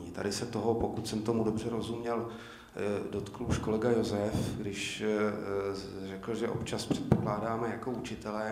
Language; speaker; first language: Czech; native; Czech